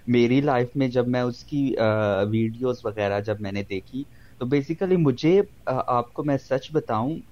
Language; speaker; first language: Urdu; non-native, local second language; Punjabi